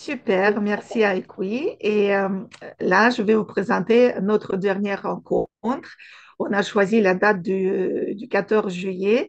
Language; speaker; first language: French; non-native, fluent; Russian